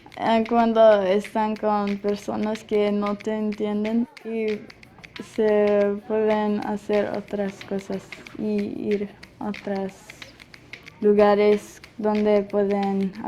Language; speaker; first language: Spanish; non-native, learner; English